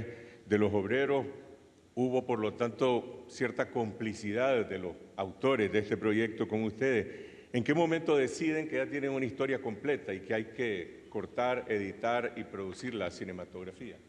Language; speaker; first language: Spanish; native; Spanish